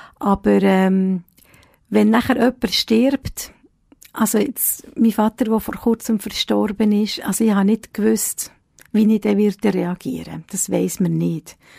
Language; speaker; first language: German; early bilingual, other home language; Italian